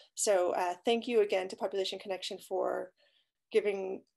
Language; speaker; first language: English; native; English